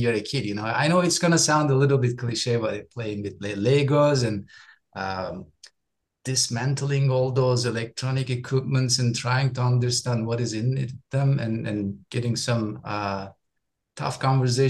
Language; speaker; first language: English; non-native, fluent; Turkish